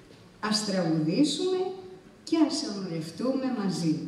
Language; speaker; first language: Greek; native; Greek